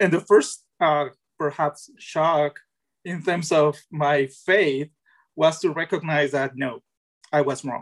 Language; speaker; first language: English; non-native, fluent; Spanish